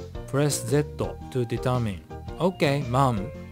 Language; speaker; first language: English; non-native, fluent; Japanese